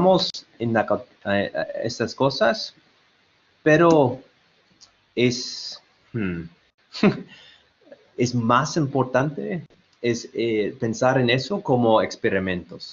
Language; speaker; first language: Spanish; non-native, learner; English